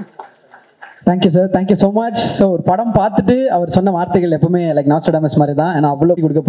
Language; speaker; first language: Tamil; native; Tamil